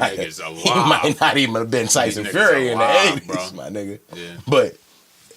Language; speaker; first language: English; native; English